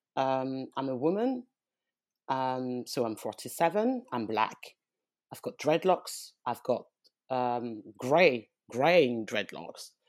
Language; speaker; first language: English; early bilingual, heritage; French